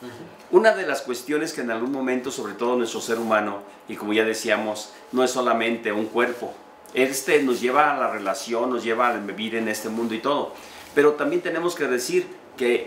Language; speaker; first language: Spanish; native; Spanish